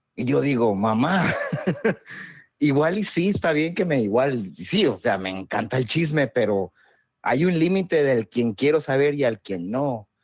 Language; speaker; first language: Spanish; native; Spanish